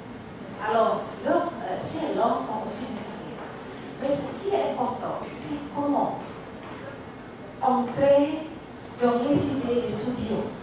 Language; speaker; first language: French; non-native, fluent; Indonesian